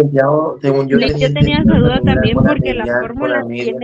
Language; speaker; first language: Spanish; native; Spanish